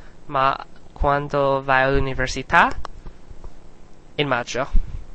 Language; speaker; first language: Italian; non-native, learner; English